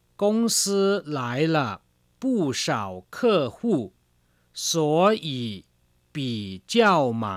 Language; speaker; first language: Chinese; non-native, fluent; Thai